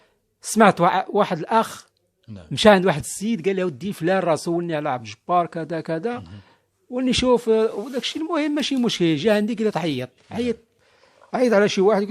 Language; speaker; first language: Arabic; native; Arabic